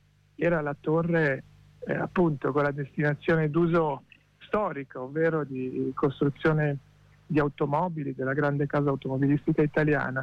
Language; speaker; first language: Italian; native; Italian